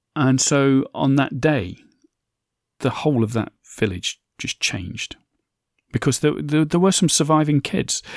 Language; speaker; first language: English; native; English